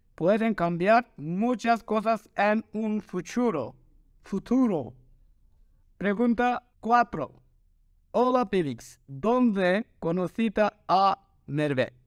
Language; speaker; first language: Spanish; non-native, learner; Turkish